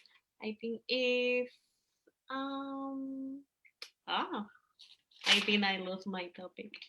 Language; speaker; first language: English; non-native, learner; Spanish